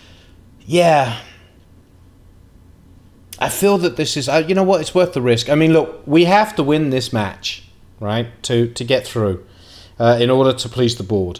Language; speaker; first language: English; native; English